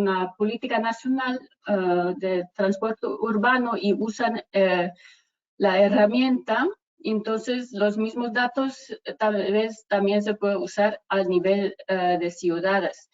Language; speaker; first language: Spanish; non-native, fluent; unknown